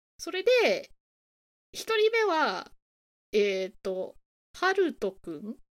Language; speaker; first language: Japanese; native; Japanese